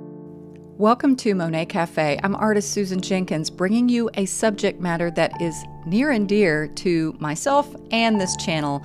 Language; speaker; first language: English; native; English